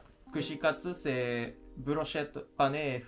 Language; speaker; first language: French; non-native, learner; Japanese